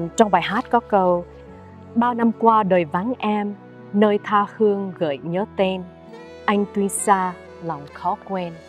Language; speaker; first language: Vietnamese; early bilingual, heritage; Vietnamese